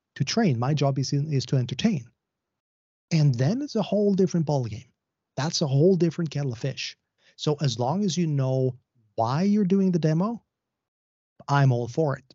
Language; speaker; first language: English; non-native, fluent; Swedish